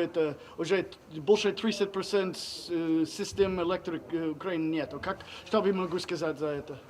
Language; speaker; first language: Russian; non-native, learner; English